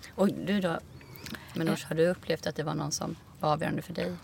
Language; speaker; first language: Swedish; early bilingual, other home language; Icelandic